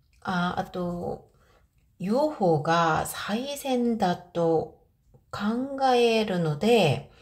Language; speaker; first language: Japanese; non-native, fluent; Korean